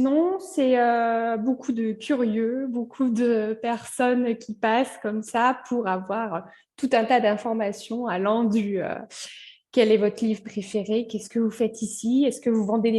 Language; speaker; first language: French; native; French